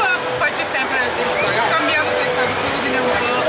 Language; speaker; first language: Italian; non-native, learner; Turkish